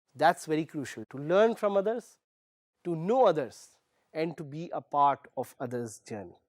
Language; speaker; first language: Urdu; native; Urdu